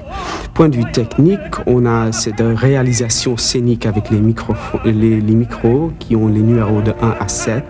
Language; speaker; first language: French; non-native, fluent; English